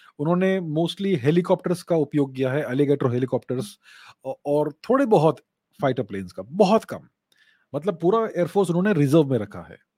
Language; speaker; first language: Hindi; non-native, local second language; Gujarati